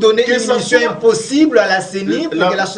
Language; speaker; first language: French; non-native, local second language; Lingala